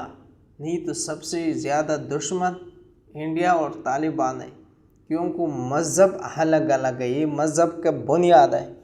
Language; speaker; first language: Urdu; non-native, local second language; Pashto